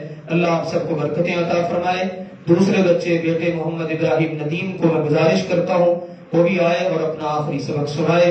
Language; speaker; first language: Urdu; native; Urdu